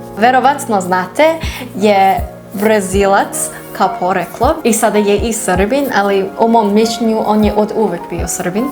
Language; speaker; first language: Serbian; non-native, learner; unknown